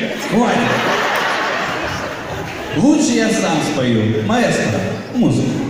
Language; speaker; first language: Russian; native; Russian